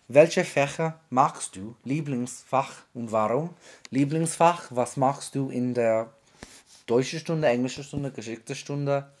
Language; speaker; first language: German; non-native, fluent; English